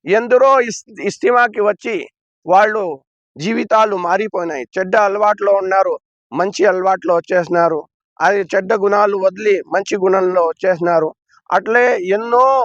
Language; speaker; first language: Telugu; non-native, local second language; Urdu